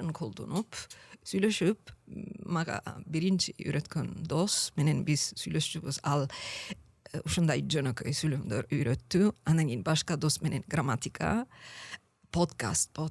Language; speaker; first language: Kyrgyz; non-native, learner; Italian